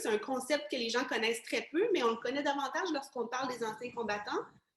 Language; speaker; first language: French; native; French